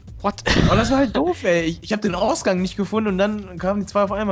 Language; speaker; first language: German; native; German